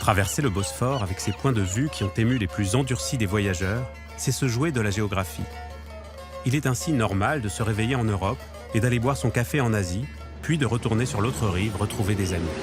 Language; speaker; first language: French; native; French